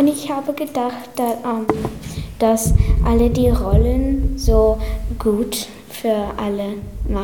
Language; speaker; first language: German; early bilingual, heritage; English